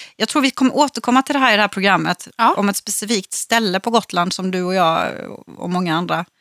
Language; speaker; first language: Swedish; native; Swedish